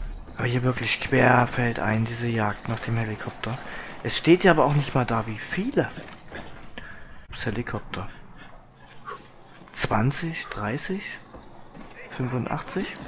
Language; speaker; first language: German; native; German